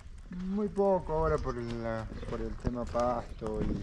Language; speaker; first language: Spanish; native; Spanish